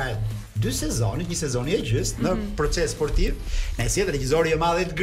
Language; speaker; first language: Albanian; native; Albanian